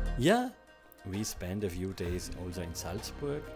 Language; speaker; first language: English; non-native, fluent; German